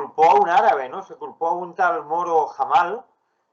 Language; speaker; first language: Spanish; native; Spanish